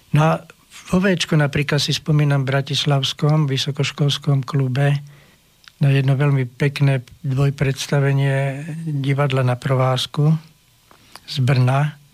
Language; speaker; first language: Slovak; native; Slovak